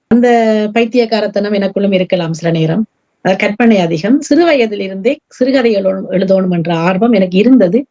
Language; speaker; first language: Tamil; early bilingual, heritage; Tamil